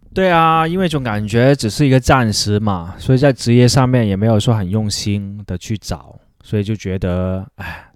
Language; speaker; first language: Chinese; non-native, local second language; Cantonese